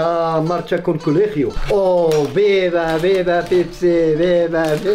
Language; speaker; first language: Spanish; non-native, learner; Arabic